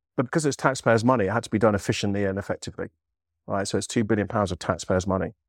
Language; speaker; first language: English; native; English